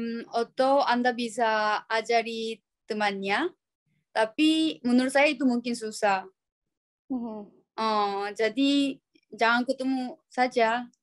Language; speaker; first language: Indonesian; non-native, learner; Korean